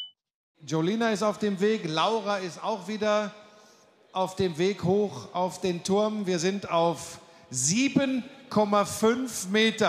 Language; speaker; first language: German; native; German